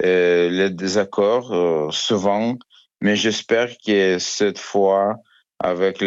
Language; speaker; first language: French; non-native, learner; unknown